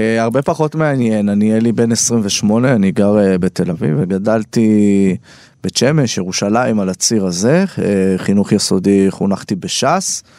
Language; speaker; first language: Hebrew; native; Hebrew